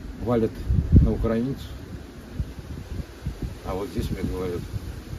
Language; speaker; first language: Russian; native; Russian